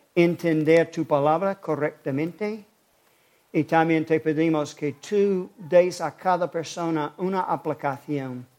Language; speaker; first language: Spanish; non-native, fluent; English